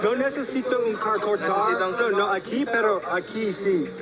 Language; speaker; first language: Spanish; non-native, learner; English